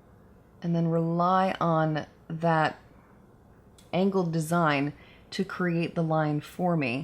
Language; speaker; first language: English; native; English